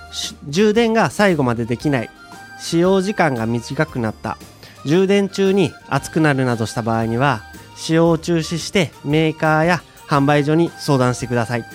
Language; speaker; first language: Japanese; native; Japanese